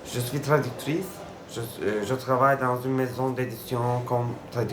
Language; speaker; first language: French; non-native, fluent; Turkish